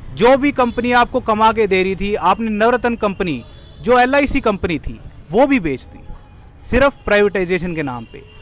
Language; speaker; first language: Hindi; native; Hindi